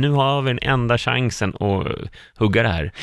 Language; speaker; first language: Swedish; native; Swedish